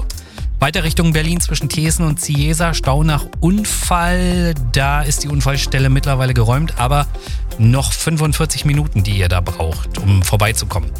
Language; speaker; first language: German; native; German